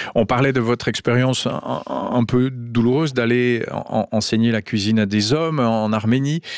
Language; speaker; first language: French; native; French